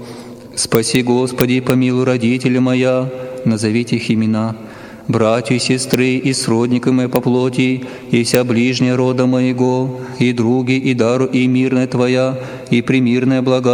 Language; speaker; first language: Russian; native; Russian